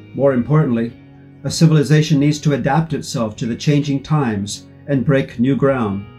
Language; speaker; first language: English; native; English